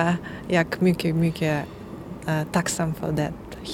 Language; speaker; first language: Swedish; non-native, learner; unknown